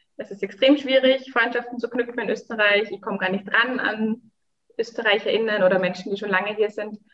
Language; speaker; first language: German; native; German